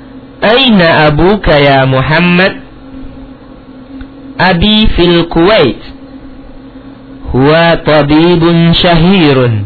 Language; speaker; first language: Arabic; non-native, fluent; Indonesian